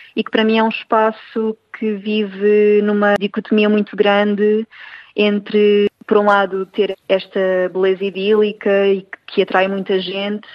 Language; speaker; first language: Portuguese; native; Portuguese